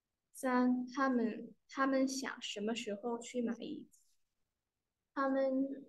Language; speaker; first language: Chinese; non-native, learner; Vietnamese